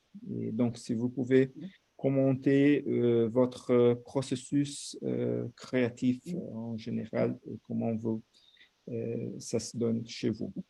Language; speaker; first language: French; non-native, fluent; Portuguese